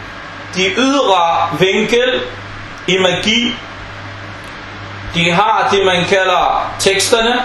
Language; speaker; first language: Danish; non-native, fluent; Arabic